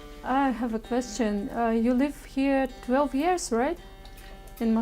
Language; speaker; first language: English; non-native, learner; Russian